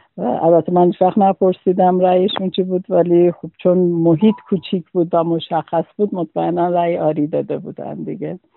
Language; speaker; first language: Persian; native; Persian